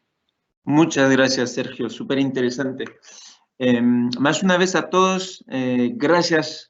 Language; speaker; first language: Spanish; non-native, fluent; Portuguese